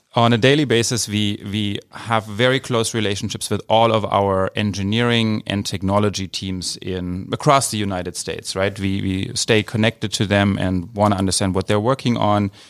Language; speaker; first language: English; non-native, fluent; German